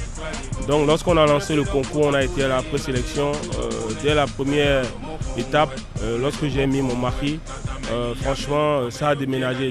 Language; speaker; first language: French; native; French